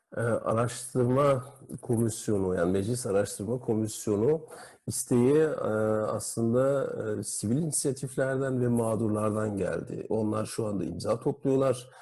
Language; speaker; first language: Turkish; native; Turkish